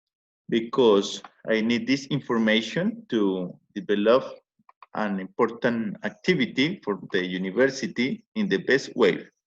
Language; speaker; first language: English; non-native, learner; Spanish